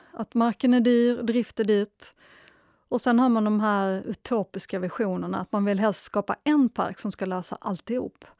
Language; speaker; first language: Swedish; native; Swedish